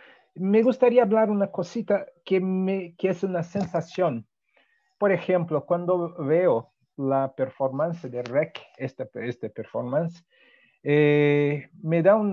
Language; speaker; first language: Spanish; non-native, fluent; Portuguese